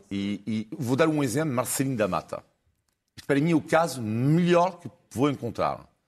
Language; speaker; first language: Portuguese; non-native, fluent; French